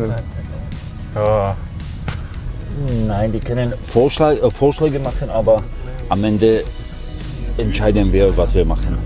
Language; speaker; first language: German; non-native, fluent; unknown